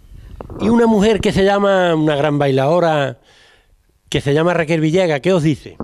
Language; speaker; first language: Spanish; native; Spanish